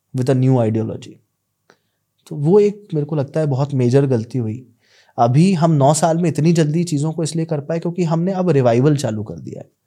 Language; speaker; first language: Hindi; native; Hindi